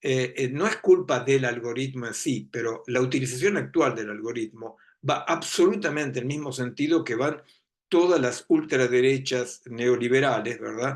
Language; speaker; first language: Spanish; native; Spanish